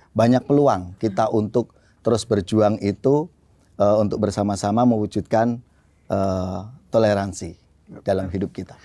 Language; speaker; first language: Indonesian; native; Indonesian